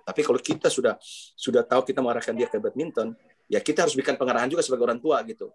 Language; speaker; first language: Indonesian; non-native, local second language; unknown